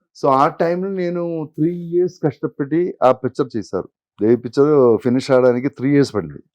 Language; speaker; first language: Telugu; non-native, learner; Malayalam